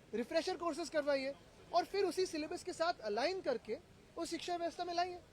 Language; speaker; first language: Hindi; non-native, local second language; Marathi